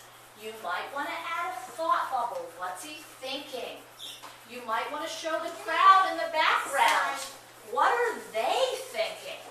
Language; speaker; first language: English; native; English